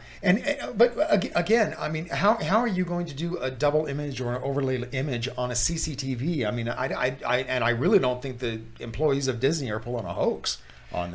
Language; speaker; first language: English; native; English